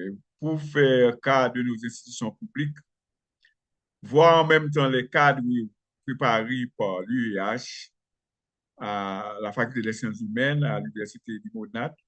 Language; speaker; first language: French; non-native, local second language; Haitian Creole